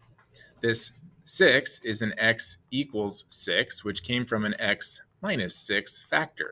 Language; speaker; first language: English; native; English